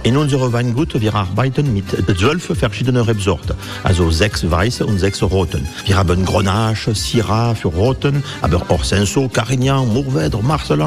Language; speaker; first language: German; non-native, learner; French